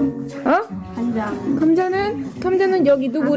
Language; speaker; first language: Korean; non-native, fluent; Spanish